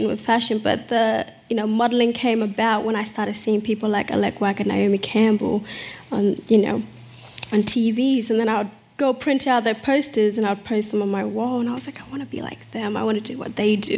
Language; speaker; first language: English; early bilingual, other home language; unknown